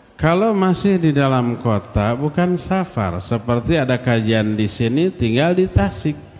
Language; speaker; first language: Malay; non-native, local second language; Sundanese